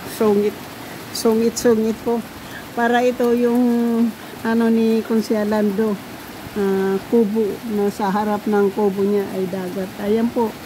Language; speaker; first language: Filipino; non-native, local second language; Cebuano